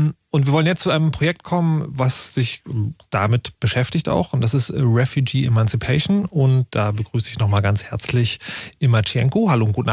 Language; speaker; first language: German; native; German